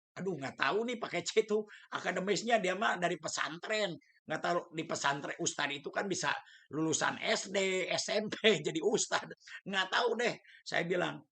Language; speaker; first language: Indonesian; native; Indonesian